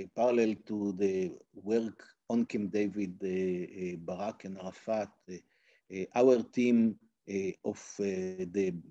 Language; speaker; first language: English; non-native, fluent; Hebrew